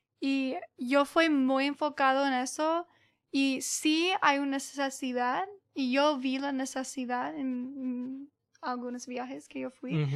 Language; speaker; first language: Spanish; early bilingual, heritage; English